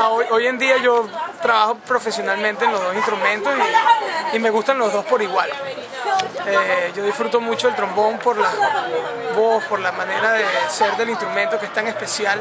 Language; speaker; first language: Spanish; native; Spanish